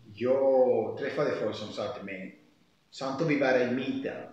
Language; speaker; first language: Swedish; non-native, fluent; Spanish